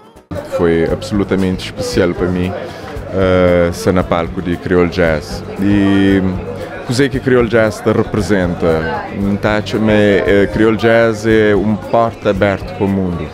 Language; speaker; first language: Portuguese; non-native, local second language; Kabuverdianu